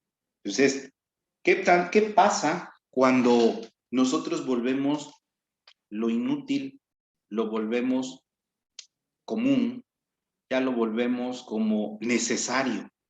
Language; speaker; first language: Spanish; native; Spanish